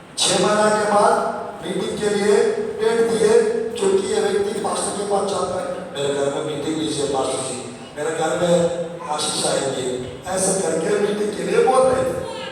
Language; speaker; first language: Hindi; non-native, local second language; Telugu